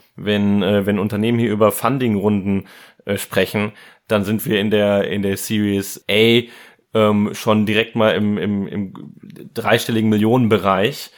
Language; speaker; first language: German; native; German